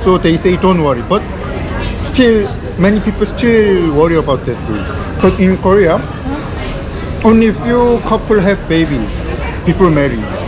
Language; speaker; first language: English; non-native, learner; Korean